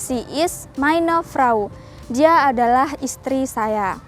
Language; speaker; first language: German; non-native, learner; Indonesian